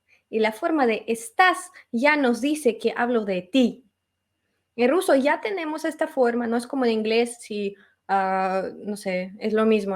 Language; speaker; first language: Spanish; non-native, fluent; Russian